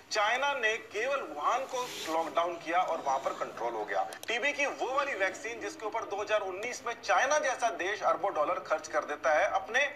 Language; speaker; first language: Hindi; native; Hindi